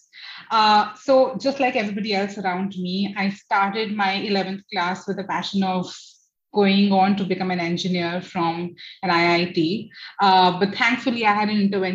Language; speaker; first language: English; non-native, local second language; Hindi